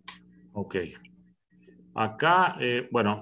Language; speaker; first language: Spanish; native; Spanish